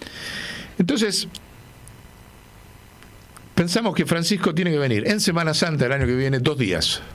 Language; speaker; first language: Spanish; native; Spanish